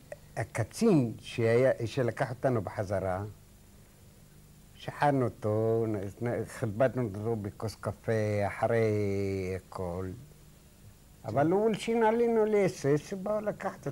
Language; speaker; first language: Hebrew; non-native, fluent; Arabic